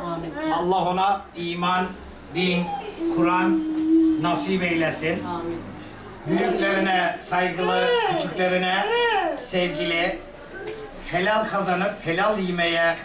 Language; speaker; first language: Turkish; native; Turkish